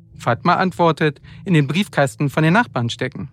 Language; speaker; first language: German; native; German